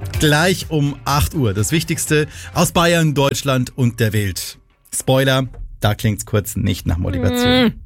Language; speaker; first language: German; native; German